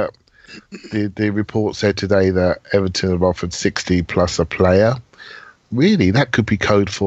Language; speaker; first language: English; native; English